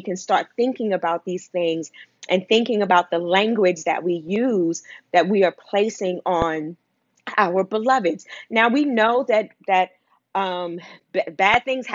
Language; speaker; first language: English; native; English